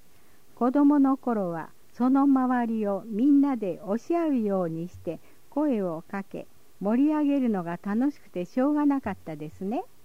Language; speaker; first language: Japanese; native; Japanese